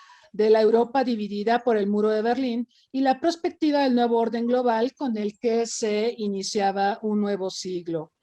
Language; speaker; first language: Spanish; native; Spanish